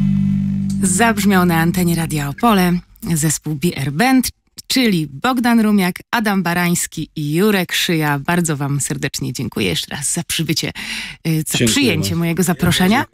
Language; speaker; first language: Polish; native; Polish